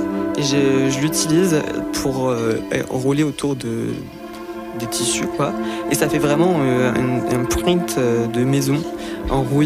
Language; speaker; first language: French; native; French